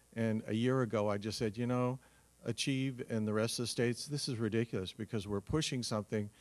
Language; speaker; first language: English; native; English